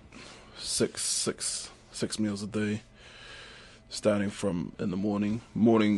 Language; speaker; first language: English; native; English